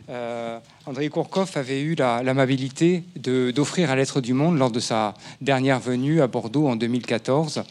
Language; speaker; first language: French; native; French